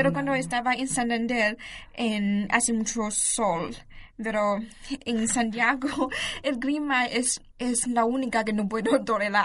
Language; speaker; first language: Spanish; non-native, learner; Chinese